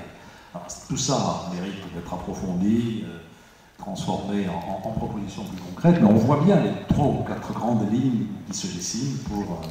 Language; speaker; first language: French; native; French